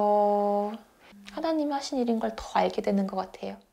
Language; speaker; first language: Korean; native; Korean